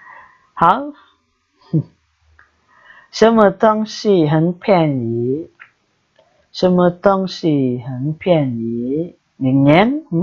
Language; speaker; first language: Chinese; non-native, learner; Indonesian